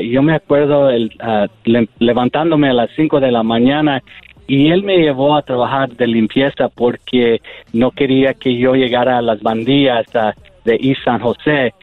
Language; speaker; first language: Spanish; early bilingual, heritage; Spanish